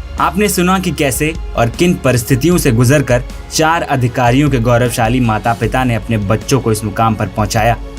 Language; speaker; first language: Hindi; native; Hindi